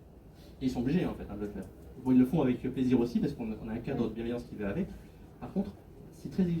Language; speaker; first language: French; native; French